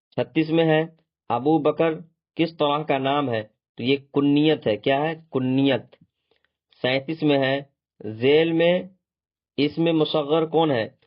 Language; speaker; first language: Urdu; native; Urdu